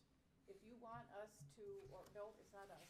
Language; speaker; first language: English; native; English